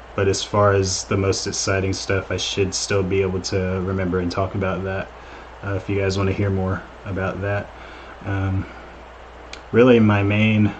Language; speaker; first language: English; native; English